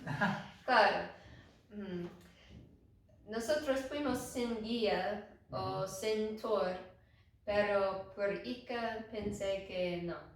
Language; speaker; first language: Spanish; non-native, learner; English